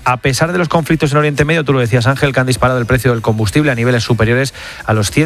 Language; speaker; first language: Spanish; native; Spanish